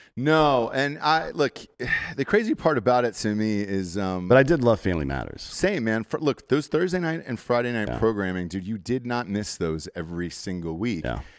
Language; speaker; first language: English; native; English